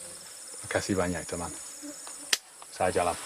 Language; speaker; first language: Indonesian; non-native, learner; English